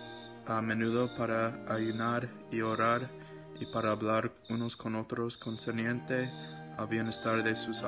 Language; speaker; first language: Spanish; non-native, fluent; English